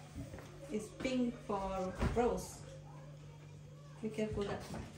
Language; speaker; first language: English; non-native, fluent; Indonesian